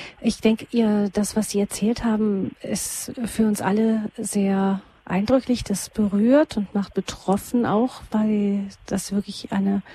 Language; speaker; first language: German; native; German